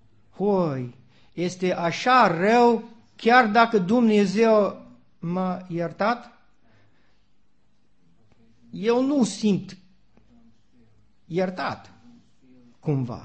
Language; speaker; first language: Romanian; non-native, learner; English